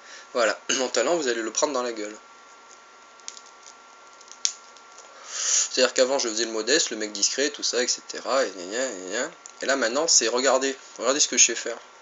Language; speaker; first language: French; native; French